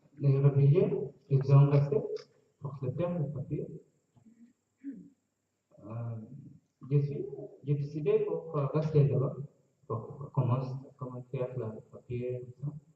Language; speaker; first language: French; non-native, learner; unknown